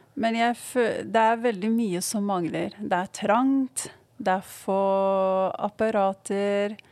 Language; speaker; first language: Norwegian; non-native, fluent; Arabic